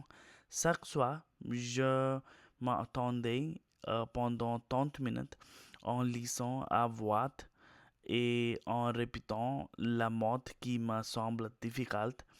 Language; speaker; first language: French; non-native, learner; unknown